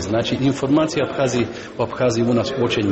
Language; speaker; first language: Russian; non-native, fluent; Slovak